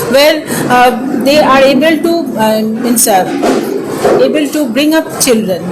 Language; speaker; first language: English; non-native, local second language; Bangla